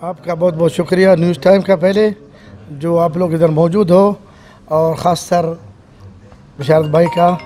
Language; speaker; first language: Hindi; non-native, fluent; Arabic